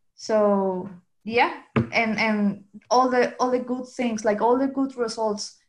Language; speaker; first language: English; non-native, fluent; Spanish